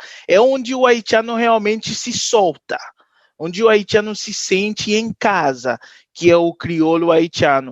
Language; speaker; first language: Portuguese; non-native, fluent; Haitian Creole